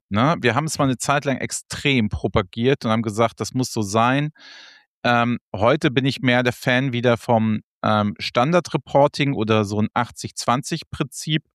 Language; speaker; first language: German; native; German